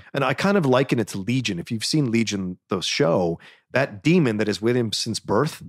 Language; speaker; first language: English; native; English